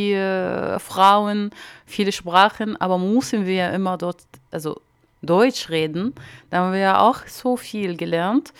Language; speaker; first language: German; non-native, learner; Arabic